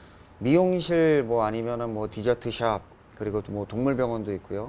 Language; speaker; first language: Korean; native; Korean